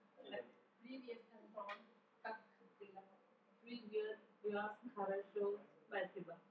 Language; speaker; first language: Russian; non-native, learner; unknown